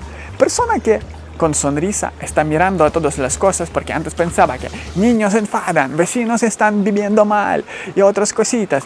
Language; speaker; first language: Spanish; non-native, fluent; Ukrainian